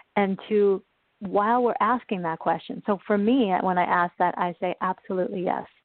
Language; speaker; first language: English; native; English